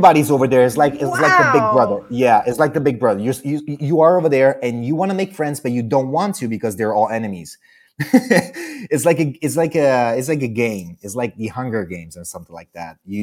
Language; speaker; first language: English; non-native, fluent; Italian